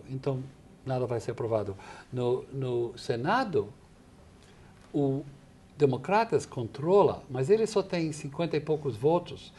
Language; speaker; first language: Portuguese; non-native, fluent; English